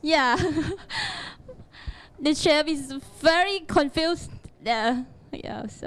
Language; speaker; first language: English; non-native, learner; Thai